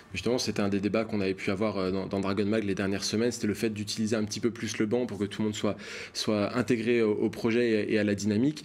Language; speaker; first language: French; native; French